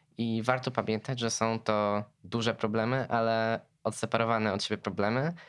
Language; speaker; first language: Polish; native; Polish